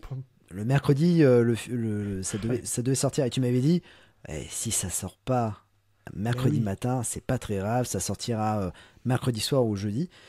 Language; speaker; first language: French; native; French